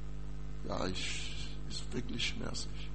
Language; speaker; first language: German; non-native, learner; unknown